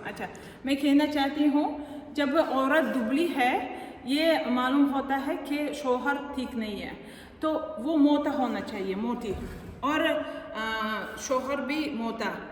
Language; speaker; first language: Hindi; non-native, fluent; Uzbek